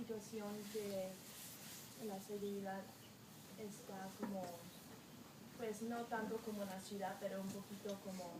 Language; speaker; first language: Spanish; non-native, learner; English